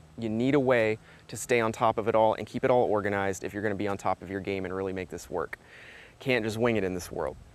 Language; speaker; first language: English; native; English